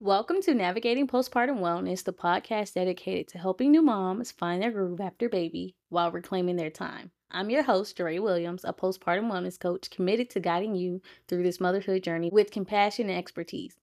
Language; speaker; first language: English; native; English